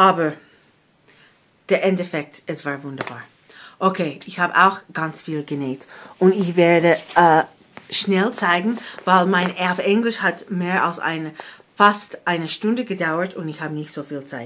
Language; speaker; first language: German; non-native, fluent; English